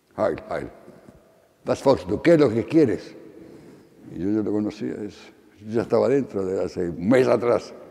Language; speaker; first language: Spanish; early bilingual, other home language; Polish